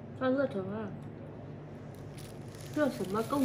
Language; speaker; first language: Chinese; non-native, learner; Vietnamese